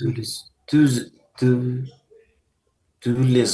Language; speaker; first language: French; non-native, learner; Spanish